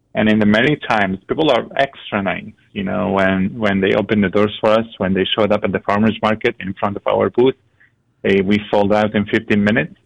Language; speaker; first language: English; non-native, fluent; Arabic